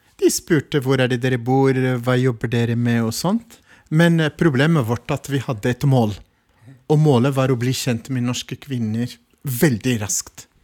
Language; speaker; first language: Norwegian; non-native, fluent; Arabic